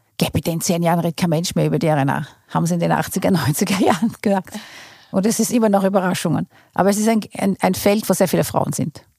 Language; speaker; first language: German; non-native, fluent; Portuguese